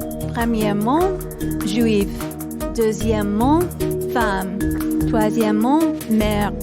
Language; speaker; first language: French; non-native, fluent; English